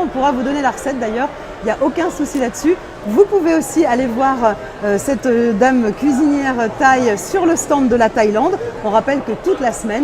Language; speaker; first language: French; native; French